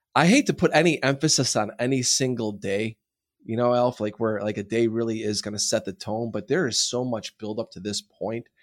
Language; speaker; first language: English; non-native, fluent; Italian